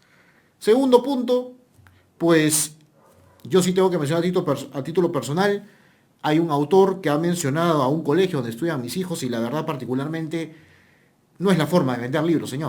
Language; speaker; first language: Spanish; native; Spanish